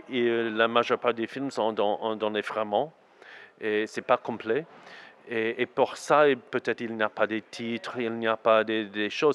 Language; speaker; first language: French; non-native, learner; English